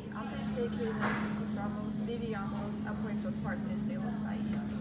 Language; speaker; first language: Spanish; non-native, learner; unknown